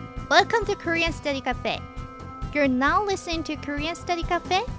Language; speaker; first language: English; non-native, fluent; Korean